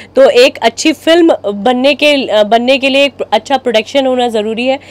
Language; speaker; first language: Hindi; native; Hindi